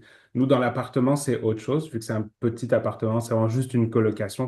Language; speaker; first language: French; native; French